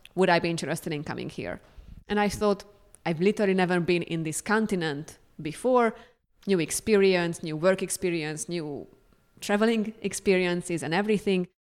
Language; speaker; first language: English; non-native, fluent; Hungarian